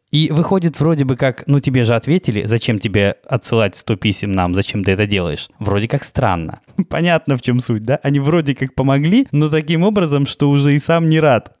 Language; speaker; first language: Russian; native; Russian